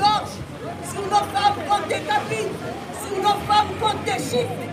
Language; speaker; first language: French; non-native, local second language; Lingala